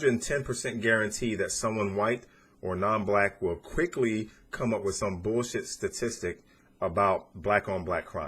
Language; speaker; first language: English; native; English